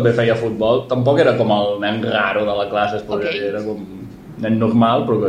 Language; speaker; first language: Catalan; native; Catalan